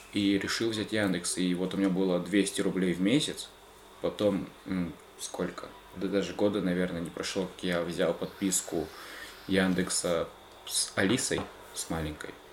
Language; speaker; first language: Russian; native; Russian